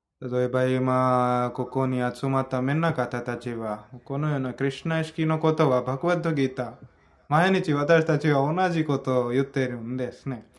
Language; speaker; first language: Japanese; non-native, fluent; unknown